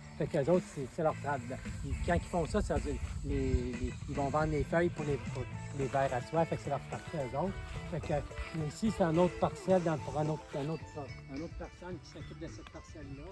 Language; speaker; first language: French; native; French